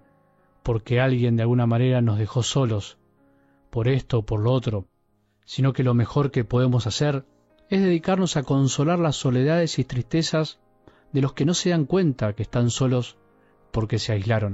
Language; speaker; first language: Spanish; native; Spanish